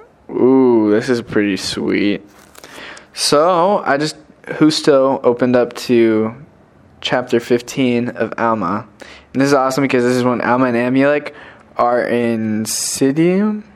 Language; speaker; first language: English; native; English